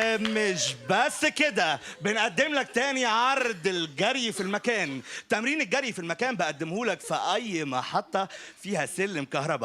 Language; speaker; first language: Arabic; native; Arabic